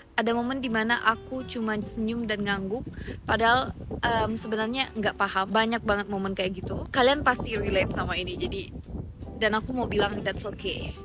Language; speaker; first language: Indonesian; native; Indonesian